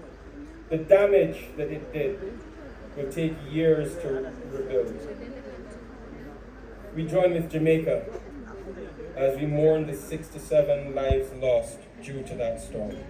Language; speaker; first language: English; native; English